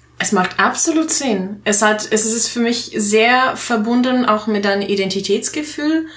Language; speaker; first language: German; non-native, fluent; Italian